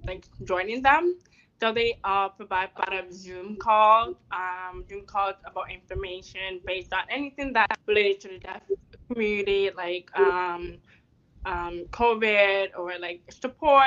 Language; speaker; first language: English; native; English